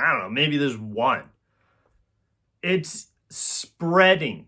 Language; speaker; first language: English; native; English